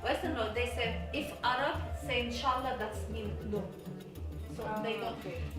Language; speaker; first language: English; non-native, learner; Arabic